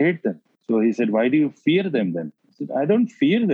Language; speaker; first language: English; non-native, local second language; Hindi